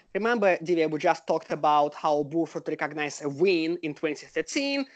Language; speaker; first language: English; non-native, fluent; Russian